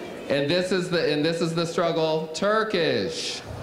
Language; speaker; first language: English; native; English